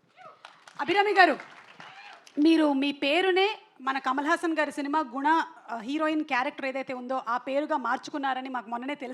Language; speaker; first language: Telugu; native; Telugu